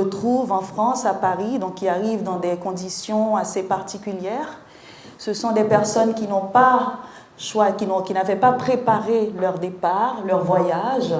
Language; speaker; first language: French; non-native, local second language; Haitian Creole